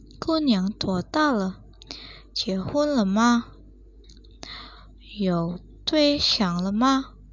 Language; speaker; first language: Chinese; non-native, learner; Indonesian